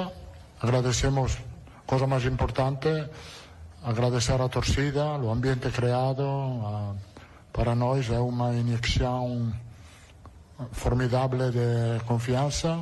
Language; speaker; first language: Portuguese; non-native, learner; Italian